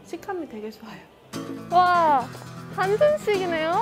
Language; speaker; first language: Korean; non-native, fluent; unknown